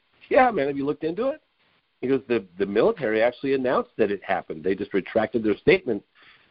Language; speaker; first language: English; native; English